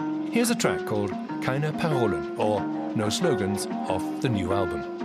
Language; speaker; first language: English; native; English